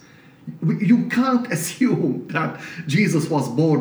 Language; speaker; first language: English; non-native, fluent; Arabic